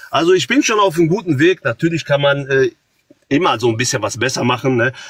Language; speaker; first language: German; early bilingual, other home language; Croatian